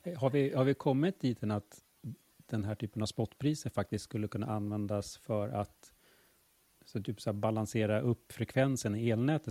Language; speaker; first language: Swedish; native; Swedish